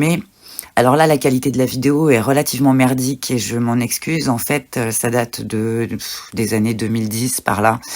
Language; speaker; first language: French; native; French